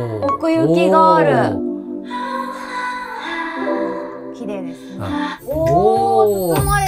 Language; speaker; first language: Japanese; native; Japanese